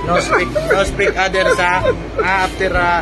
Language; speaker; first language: English; non-native, learner; Filipino